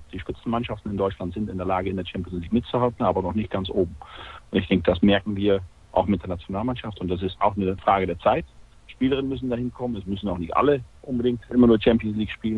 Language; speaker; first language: German; native; German